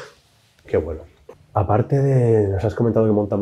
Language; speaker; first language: Spanish; native; Spanish